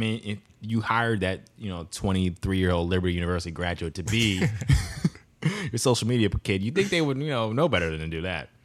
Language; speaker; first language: English; native; English